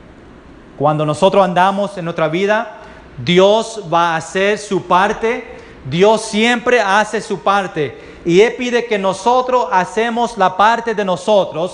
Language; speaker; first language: Spanish; early bilingual, heritage; Spanish